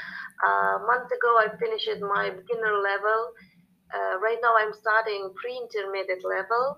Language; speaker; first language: English; non-native, learner; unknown